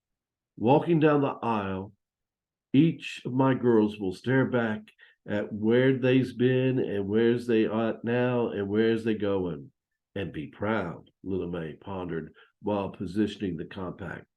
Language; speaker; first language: English; native; English